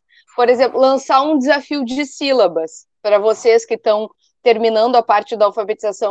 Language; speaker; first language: Portuguese; native; Portuguese